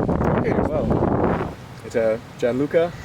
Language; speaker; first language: Russian; non-native, learner; German